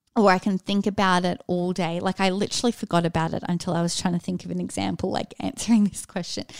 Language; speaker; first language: English; native; English